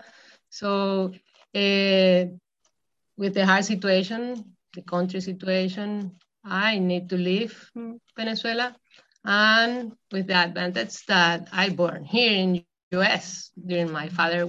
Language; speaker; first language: English; non-native, fluent; Spanish